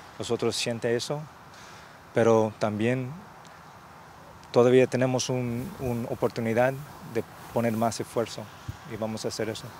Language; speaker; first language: Spanish; non-native, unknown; English